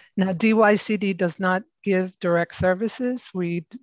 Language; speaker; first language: English; native; English